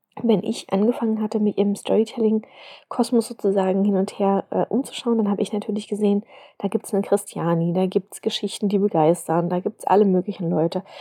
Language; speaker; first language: German; native; German